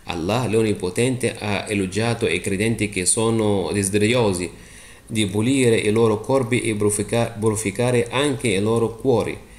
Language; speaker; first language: Italian; non-native, fluent; Arabic